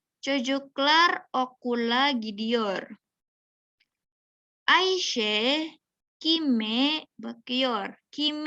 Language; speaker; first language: Turkish; non-native, learner; Indonesian